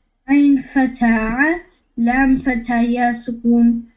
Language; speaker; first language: Arabic; non-native, learner; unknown